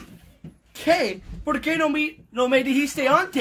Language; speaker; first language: Spanish; non-native, learner; English